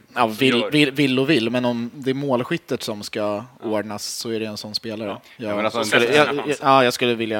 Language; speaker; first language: Swedish; native; Swedish